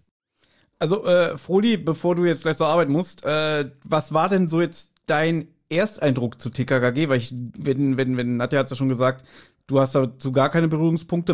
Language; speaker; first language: German; native; German